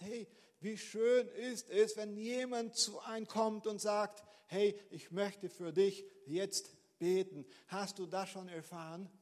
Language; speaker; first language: German; non-native, fluent; Portuguese